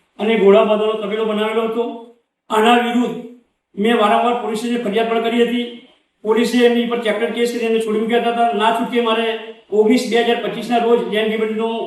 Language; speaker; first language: Gujarati; native; Gujarati